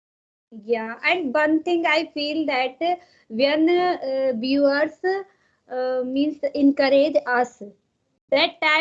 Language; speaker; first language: English; non-native, learner; Hindi